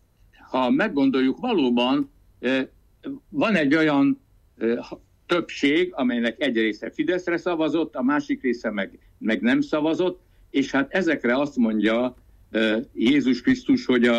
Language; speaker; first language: Hungarian; native; Hungarian